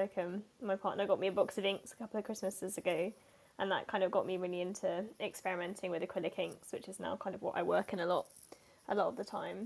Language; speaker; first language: English; native; English